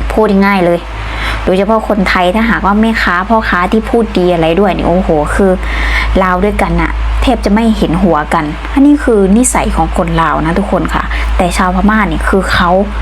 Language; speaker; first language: Thai; native; Thai